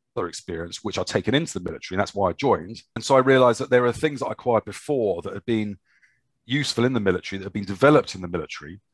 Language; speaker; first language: English; native; English